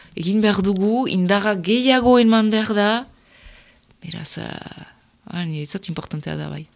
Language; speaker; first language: Basque; non-native, local second language; French